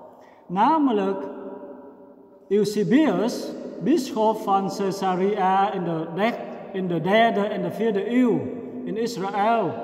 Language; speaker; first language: Dutch; non-native, fluent; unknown